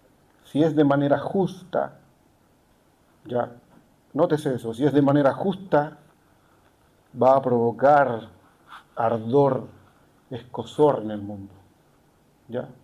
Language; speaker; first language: Spanish; native; Spanish